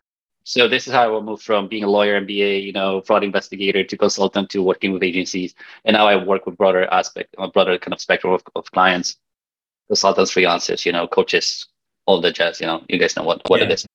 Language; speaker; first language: English; non-native, fluent; Polish